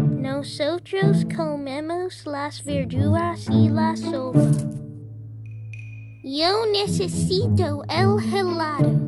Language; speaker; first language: Spanish; non-native, learner; English